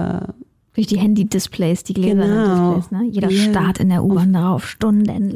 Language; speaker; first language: German; native; German